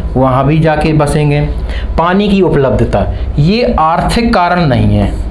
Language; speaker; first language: Hindi; native; Hindi